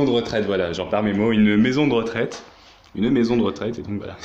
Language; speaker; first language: French; native; French